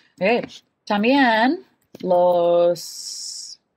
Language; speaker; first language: Spanish; non-native, learner; English